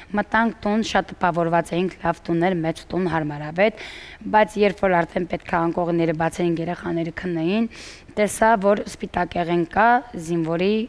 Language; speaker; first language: Armenian; native; Armenian